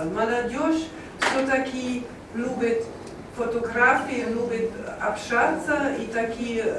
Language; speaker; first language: Russian; non-native, learner; German